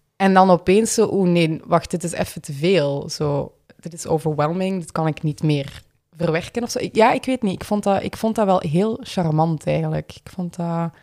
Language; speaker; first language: Dutch; native; Dutch